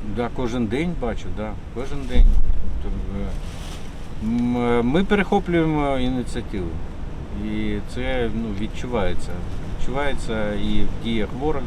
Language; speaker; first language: Ukrainian; non-native, local second language; Russian